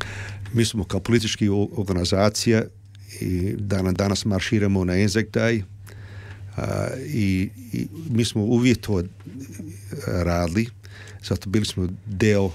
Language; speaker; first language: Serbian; early bilingual, heritage; Croatian